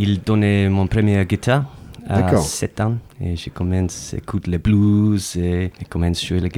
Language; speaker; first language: French; non-native, learner; English